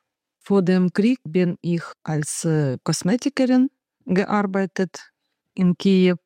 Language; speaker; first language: German; non-native, learner; Ukrainian